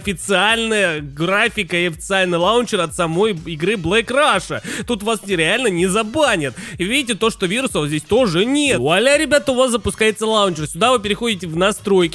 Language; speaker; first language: Russian; native; Russian